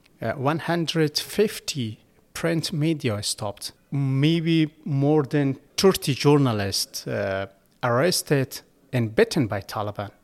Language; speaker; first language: English; non-native, learner; Persian